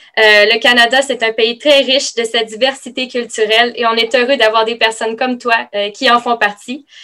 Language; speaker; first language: French; native; French